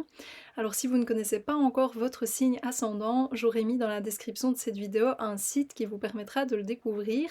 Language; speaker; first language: French; native; French